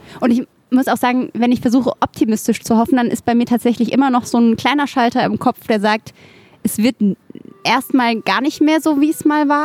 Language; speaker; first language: German; native; German